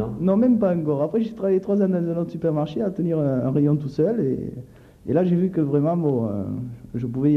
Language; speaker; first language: French; native; French